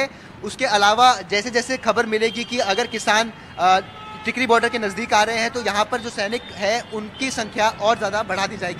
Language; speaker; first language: Hindi; native; Hindi